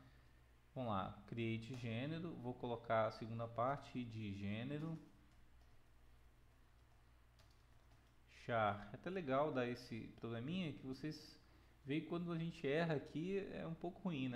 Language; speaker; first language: Portuguese; native; Portuguese